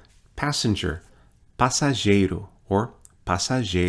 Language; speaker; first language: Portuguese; non-native, fluent; English